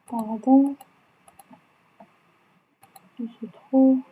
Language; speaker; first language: French; non-native, local second language; Arabic